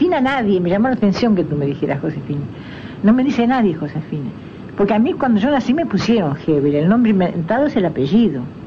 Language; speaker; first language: Spanish; native; Spanish